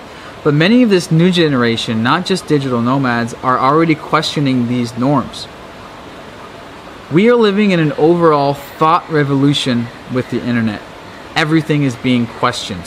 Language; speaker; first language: English; native; English